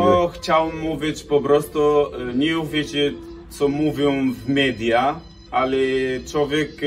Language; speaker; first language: Polish; non-native, learner; Arabic